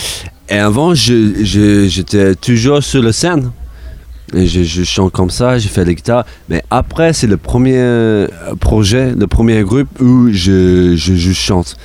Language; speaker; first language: French; non-native, learner; English